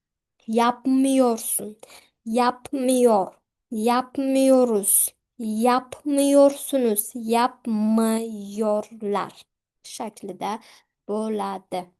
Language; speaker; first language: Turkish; non-native, fluent; Uzbek